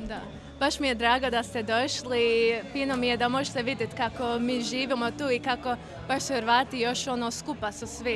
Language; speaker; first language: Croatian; early bilingual, heritage; Croatian